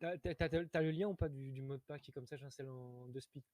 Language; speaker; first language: French; native; French